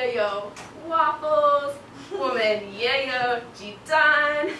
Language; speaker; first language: Chinese; non-native, learner; English